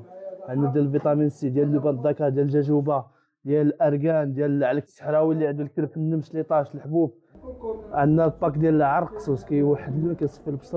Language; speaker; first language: Arabic; native; Arabic